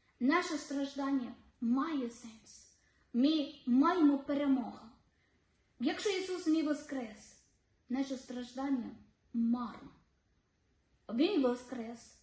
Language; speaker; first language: Ukrainian; non-native, learner; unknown